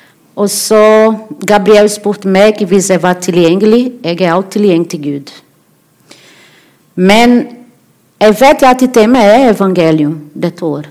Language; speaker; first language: Norwegian; non-native, learner; Portuguese